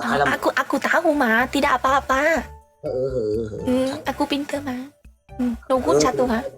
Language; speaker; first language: Indonesian; non-native, learner; Vietnamese